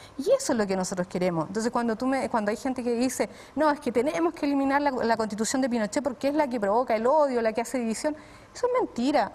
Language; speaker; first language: Spanish; native; Spanish